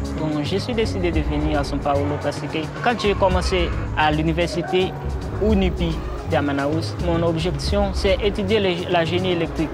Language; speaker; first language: French; non-native, local second language; Haitian Creole